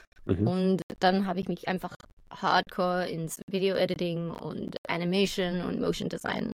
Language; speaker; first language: German; non-native, fluent; English